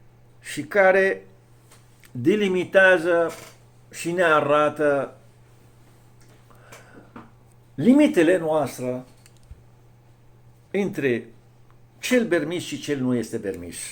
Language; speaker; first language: Romanian; non-native, fluent; Arabic